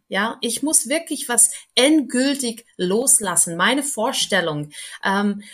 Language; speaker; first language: German; non-native, fluent; English